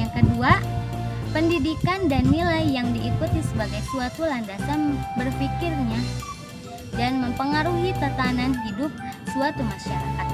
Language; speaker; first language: Indonesian; native; Indonesian